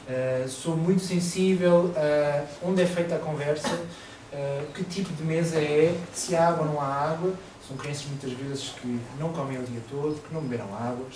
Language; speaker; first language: Portuguese; native; Portuguese